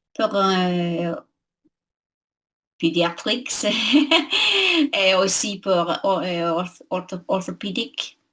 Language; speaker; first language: French; non-native, learner; English